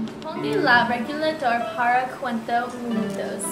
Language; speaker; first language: Spanish; non-native, learner; English